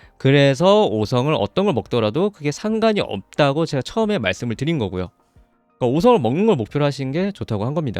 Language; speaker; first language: Korean; native; Korean